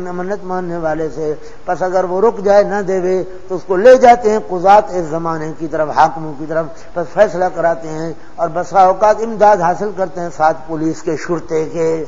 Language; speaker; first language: Urdu; non-native, local second language; Saraiki